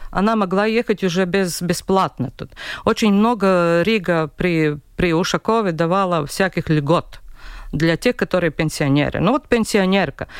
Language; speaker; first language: Russian; non-native, local second language; Latvian